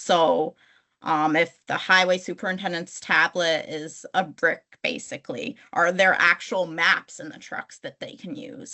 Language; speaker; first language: English; native; English